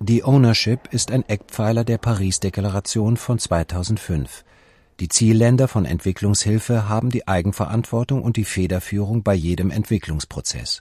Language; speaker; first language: German; native; German